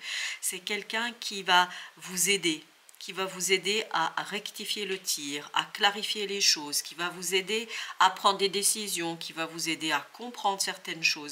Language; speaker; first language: French; native; French